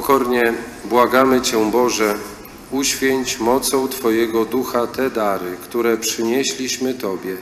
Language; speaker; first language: Polish; native; Polish